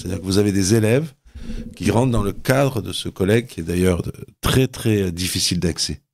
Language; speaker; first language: French; native; French